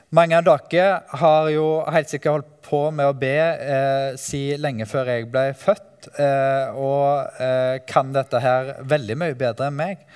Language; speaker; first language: Norwegian; native; Norwegian